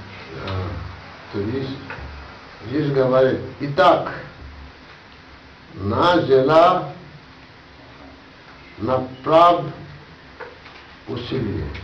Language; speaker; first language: Russian; non-native, learner; Bangla